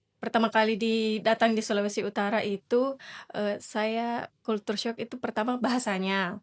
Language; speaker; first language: Indonesian; native; Indonesian